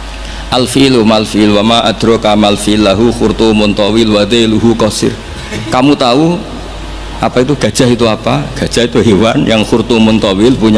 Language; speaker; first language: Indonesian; non-native, local second language; Javanese